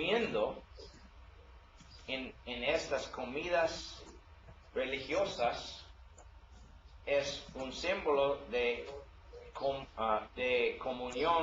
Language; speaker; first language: Spanish; non-native, learner; English